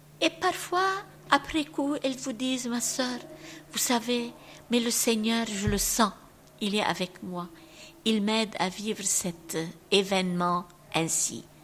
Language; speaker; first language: French; non-native, local second language; Arabic